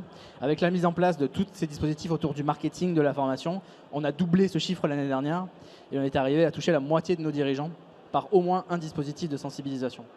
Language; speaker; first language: French; native; French